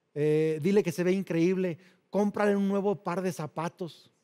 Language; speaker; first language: Spanish; native; Spanish